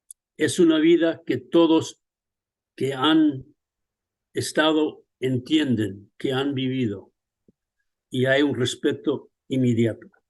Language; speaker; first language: Spanish; early bilingual, other home language; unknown